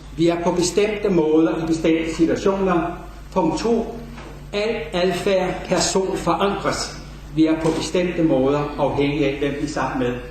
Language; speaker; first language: Danish; native; Danish